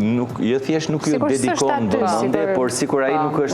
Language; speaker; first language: Albanian; native; Albanian